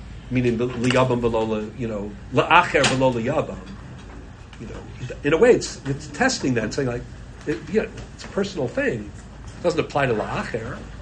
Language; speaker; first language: English; native; English